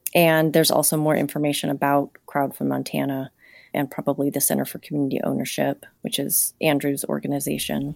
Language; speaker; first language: English; native; English